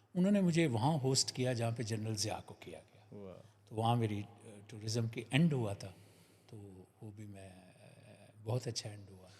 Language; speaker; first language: Urdu; non-native, local second language; Punjabi